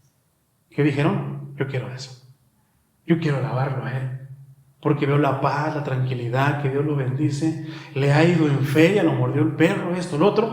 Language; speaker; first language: Spanish; native; Spanish